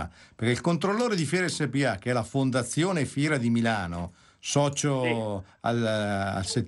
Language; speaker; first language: Italian; native; Italian